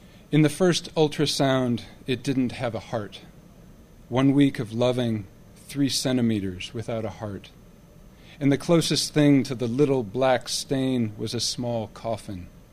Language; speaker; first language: English; native; English